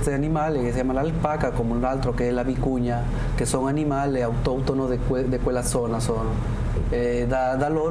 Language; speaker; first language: Italian; non-native, learner; Spanish